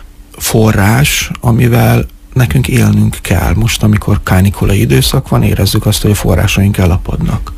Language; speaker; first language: Hungarian; native; Hungarian